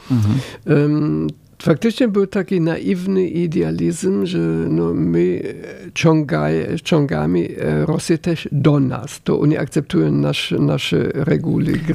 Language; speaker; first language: Polish; non-native, fluent; German